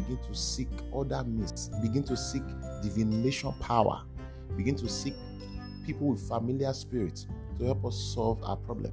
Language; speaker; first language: English; non-native, local second language; Bini